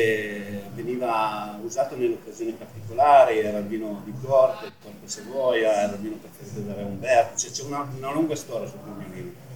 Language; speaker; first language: Italian; native; Italian